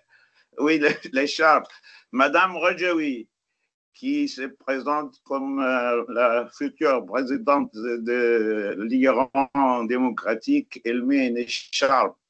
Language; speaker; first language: French; non-native, fluent; Arabic